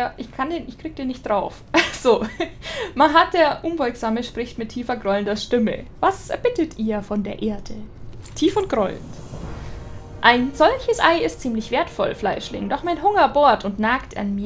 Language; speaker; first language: German; native; German